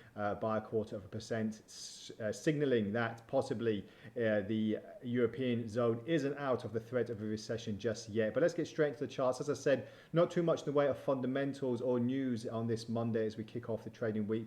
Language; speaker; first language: English; native; English